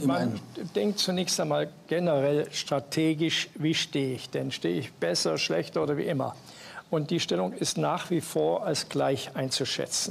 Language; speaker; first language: German; native; German